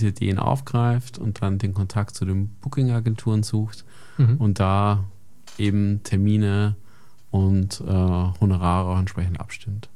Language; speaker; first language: German; native; German